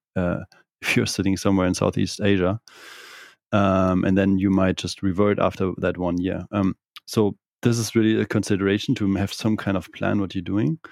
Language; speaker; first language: English; non-native, fluent; German